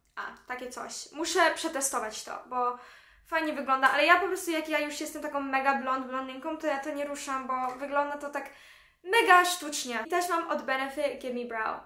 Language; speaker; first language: Polish; early bilingual, heritage; Polish